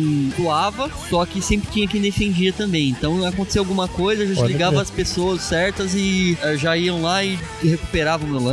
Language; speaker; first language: Portuguese; native; Portuguese